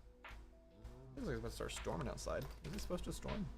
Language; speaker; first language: English; native; English